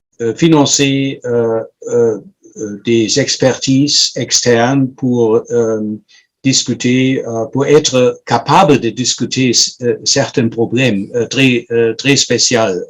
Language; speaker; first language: French; non-native, fluent; German